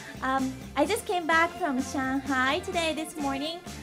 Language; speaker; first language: English; early bilingual, other home language; Japanese